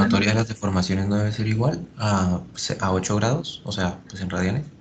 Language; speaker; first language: Spanish; native; Spanish